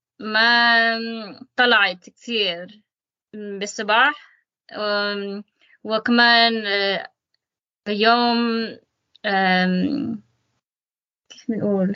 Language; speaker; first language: Arabic; non-native, learner; English